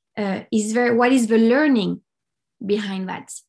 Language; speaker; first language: English; non-native, fluent; French